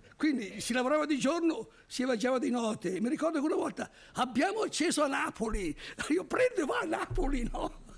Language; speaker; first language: Italian; native; Italian